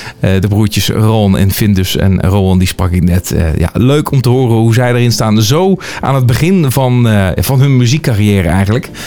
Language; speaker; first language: Dutch; native; Dutch